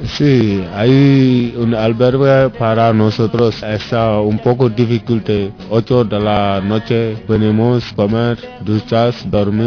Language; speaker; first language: Spanish; non-native, learner; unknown